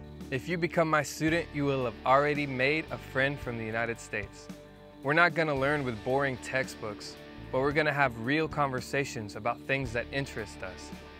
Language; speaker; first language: English; native; English